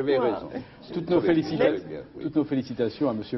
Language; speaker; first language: French; native; French